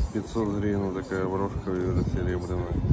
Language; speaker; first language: Russian; native; Russian